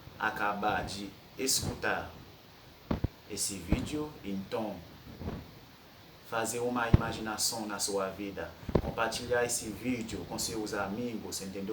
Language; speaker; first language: Portuguese; non-native, fluent; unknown